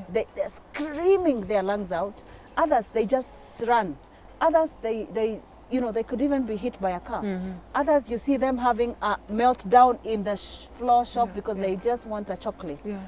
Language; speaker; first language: English; non-native, local second language; Kikuyu